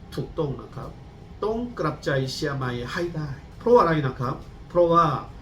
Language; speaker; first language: Thai; non-native, fluent; Korean